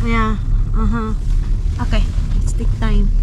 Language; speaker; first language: English; non-native, learner; Filipino